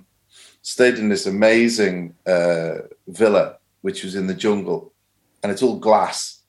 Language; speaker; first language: English; native; English